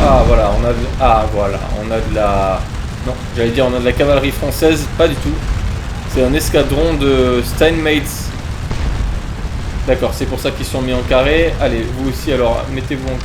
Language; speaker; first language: French; native; French